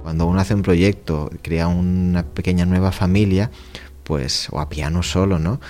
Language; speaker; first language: Spanish; non-native, local second language; Catalan